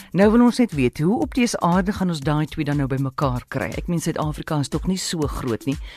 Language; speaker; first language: Afrikaans; native; Afrikaans